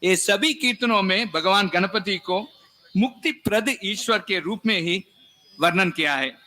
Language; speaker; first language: Hindi; non-native, local second language; Tamil